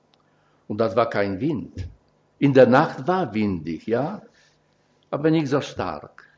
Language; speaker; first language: German; non-native, fluent; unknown